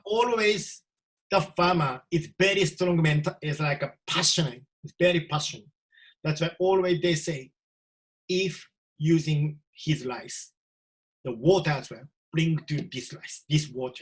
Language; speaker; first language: English; non-native, learner; Japanese